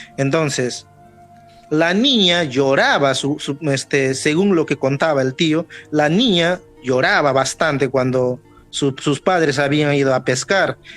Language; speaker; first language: Spanish; non-native, local second language; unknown